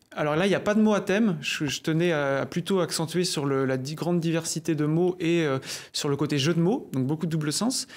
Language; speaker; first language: French; native; French